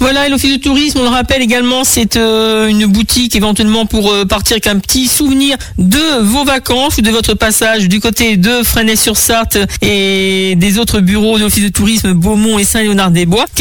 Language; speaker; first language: French; native; French